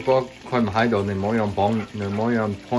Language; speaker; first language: Cantonese; early bilingual, heritage; Cantonese